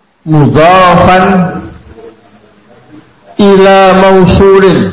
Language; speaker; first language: Arabic; non-native, fluent; Indonesian